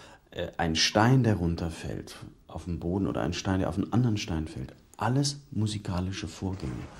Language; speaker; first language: German; native; German